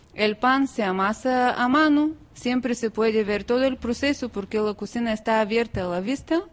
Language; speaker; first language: Spanish; non-native, fluent; Bulgarian